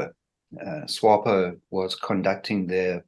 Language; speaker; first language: English; native; English